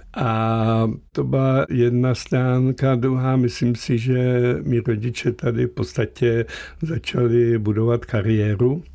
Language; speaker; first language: Czech; early bilingual, other home language; Slovenian